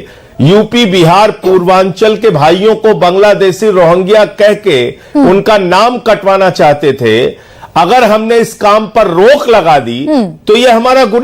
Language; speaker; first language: Hindi; native; Hindi